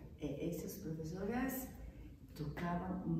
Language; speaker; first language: Portuguese; non-native, fluent; Spanish